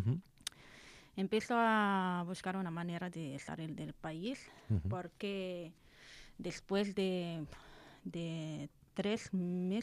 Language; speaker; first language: Spanish; non-native, learner; Arabic